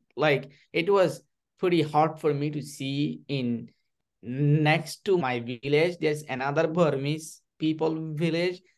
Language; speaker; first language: English; non-native, fluent; Burmese